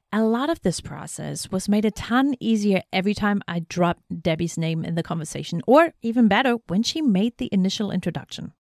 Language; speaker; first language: English; non-native, fluent; German